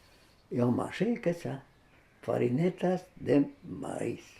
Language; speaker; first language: French; non-native, fluent; Spanish